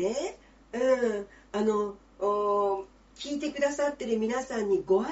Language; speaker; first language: Japanese; native; Japanese